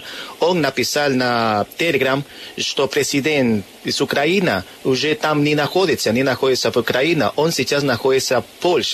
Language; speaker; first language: Russian; non-native, learner; Spanish